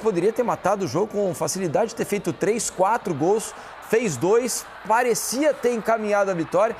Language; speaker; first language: Portuguese; native; Portuguese